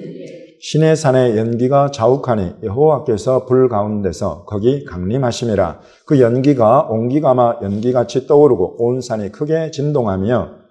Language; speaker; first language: Korean; native; Korean